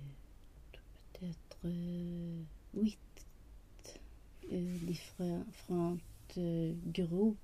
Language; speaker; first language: French; non-native, learner; Swedish